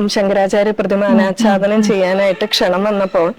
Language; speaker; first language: Malayalam; native; Malayalam